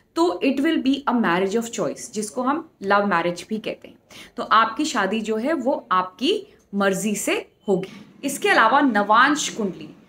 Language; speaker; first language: Hindi; native; Hindi